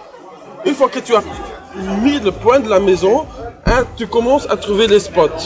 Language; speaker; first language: French; non-native, learner; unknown